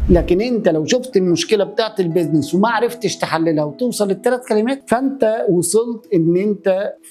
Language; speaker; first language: Arabic; native; Arabic